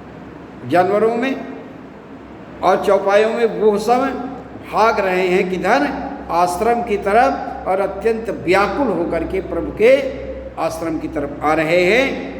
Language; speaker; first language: Hindi; native; Hindi